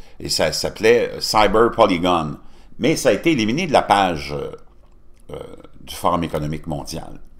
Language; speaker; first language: French; native; French